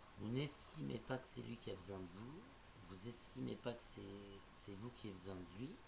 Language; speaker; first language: French; native; French